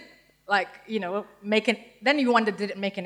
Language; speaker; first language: English; native; English